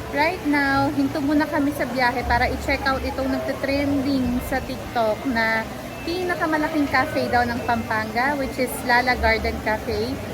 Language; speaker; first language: Filipino; native; Filipino